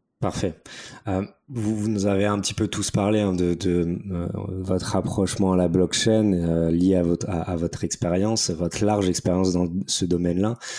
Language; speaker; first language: French; native; French